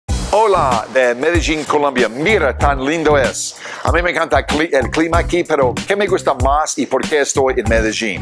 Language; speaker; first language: Spanish; non-native, fluent; English